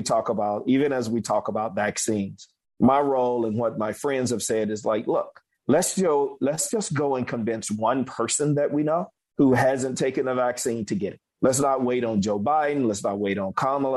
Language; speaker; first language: English; native; English